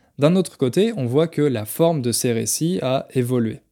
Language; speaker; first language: French; native; French